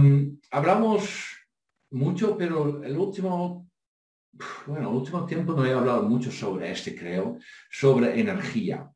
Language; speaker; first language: Spanish; non-native, fluent; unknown